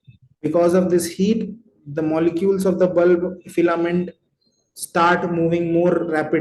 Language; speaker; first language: English; non-native, local second language; Hindi